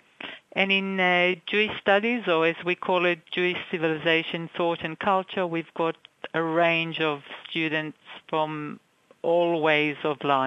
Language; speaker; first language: English; non-native, fluent; Hebrew